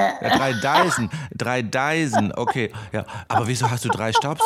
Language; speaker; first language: German; native; German